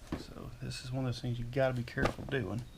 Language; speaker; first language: English; native; English